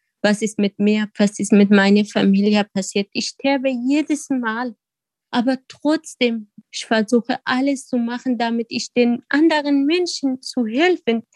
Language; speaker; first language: German; non-native, learner; Kurdish